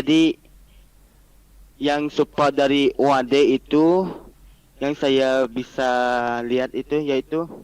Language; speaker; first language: Indonesian; non-native, learner; Malay